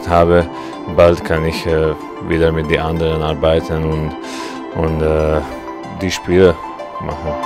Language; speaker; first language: German; non-native, learner; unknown